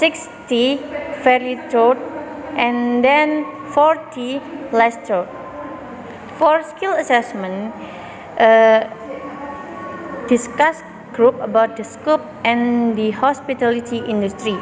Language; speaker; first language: English; non-native, learner; Indonesian